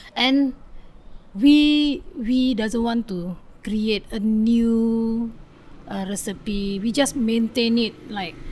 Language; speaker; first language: English; non-native, learner; Indonesian